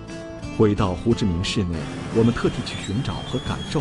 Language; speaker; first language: Chinese; native; Chinese